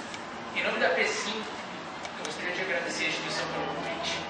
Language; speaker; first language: Portuguese; native; Portuguese